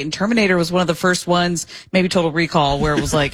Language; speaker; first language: English; native; English